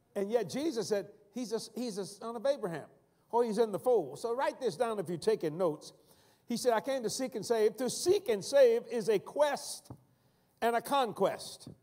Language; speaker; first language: English; native; English